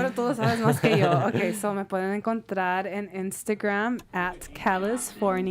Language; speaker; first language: Spanish; early bilingual, heritage; Spanish